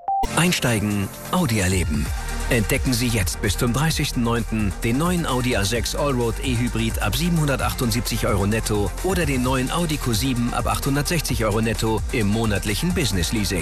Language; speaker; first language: German; native; German